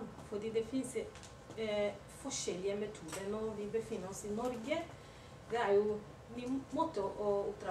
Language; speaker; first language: Norwegian; non-native, learner; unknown